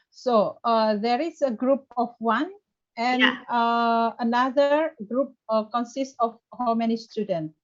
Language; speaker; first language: English; non-native, fluent; Indonesian